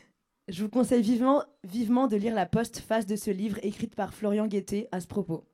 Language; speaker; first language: French; native; French